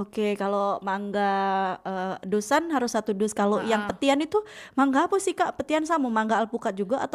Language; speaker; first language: Indonesian; native; Indonesian